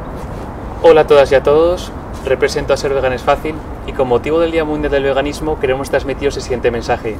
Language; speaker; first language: Spanish; native; Spanish